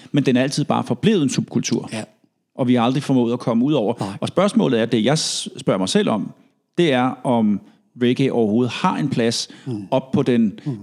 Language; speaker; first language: Danish; native; Danish